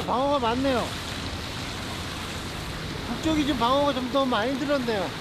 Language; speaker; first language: Korean; native; Korean